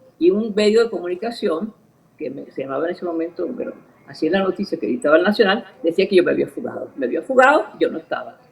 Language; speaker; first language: Spanish; early bilingual, other home language; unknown